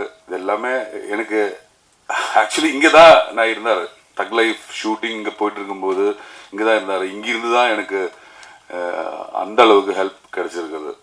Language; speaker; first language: Tamil; non-native, learner; Malayalam